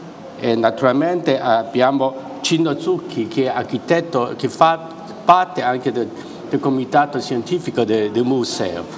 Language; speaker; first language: Italian; non-native, fluent; Chinese